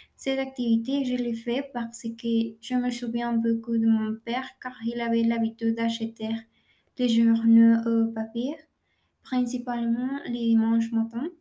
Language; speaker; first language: French; non-native, learner; Spanish